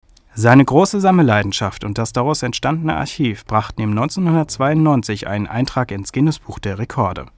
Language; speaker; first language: German; native; German